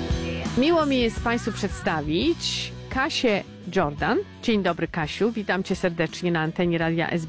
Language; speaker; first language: Polish; native; Polish